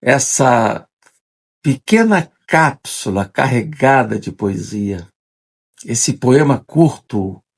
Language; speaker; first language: Portuguese; native; Portuguese